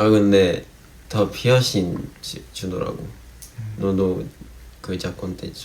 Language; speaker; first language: Korean; non-native, fluent; Japanese